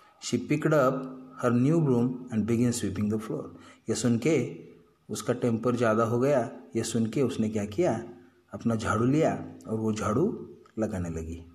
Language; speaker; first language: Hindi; non-native, local second language; Marathi